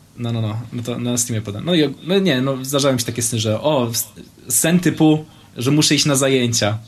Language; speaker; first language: Polish; native; Polish